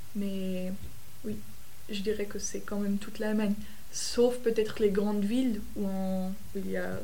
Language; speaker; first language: French; non-native, fluent; German